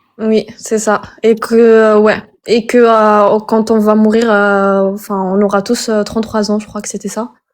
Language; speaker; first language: French; early bilingual, other home language; Arabic